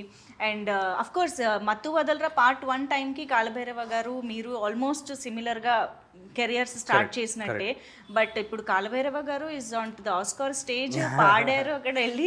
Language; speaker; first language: Telugu; native; Telugu